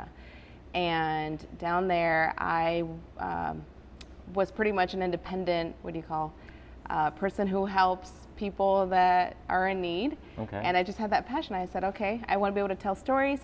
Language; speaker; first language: English; early bilingual, other home language; Spanish